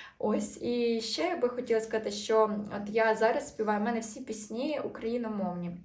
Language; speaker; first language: Ukrainian; native; Ukrainian